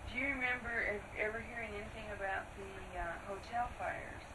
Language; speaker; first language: English; native; English